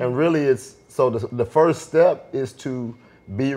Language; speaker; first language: English; native; English